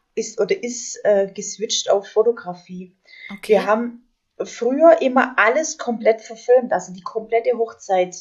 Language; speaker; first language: German; native; German